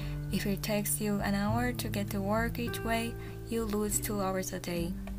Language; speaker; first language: English; non-native, fluent; Japanese